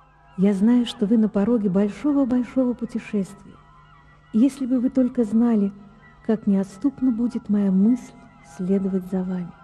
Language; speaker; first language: Russian; native; Russian